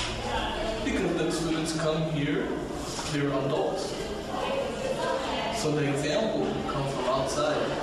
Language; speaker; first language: English; non-native, fluent; Portuguese